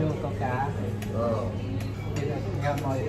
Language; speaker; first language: Japanese; non-native, learner; Vietnamese